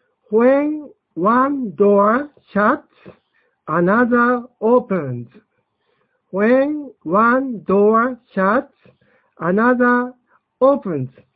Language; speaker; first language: English; non-native, fluent; Japanese